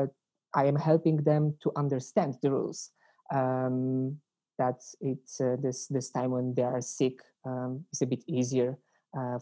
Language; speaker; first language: English; non-native, fluent; Polish